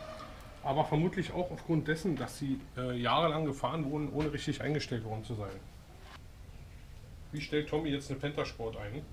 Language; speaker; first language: German; native; German